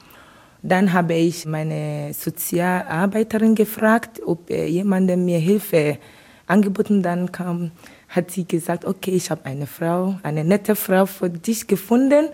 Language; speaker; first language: German; non-native, learner; Akan